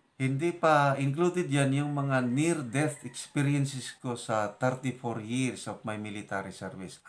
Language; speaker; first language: Filipino; native; Filipino